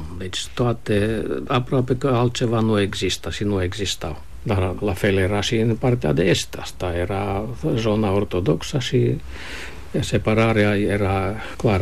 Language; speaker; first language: Romanian; non-native, fluent; Finnish